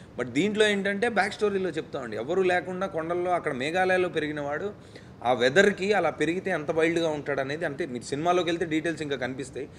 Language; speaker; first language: Telugu; native; Telugu